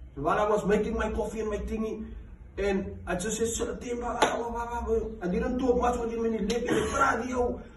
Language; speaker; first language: English; non-native, local second language; Afrikaans